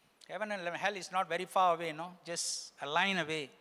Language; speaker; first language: English; non-native, local second language; Tamil